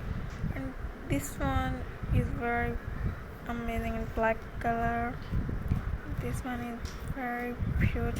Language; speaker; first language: English; non-native, learner; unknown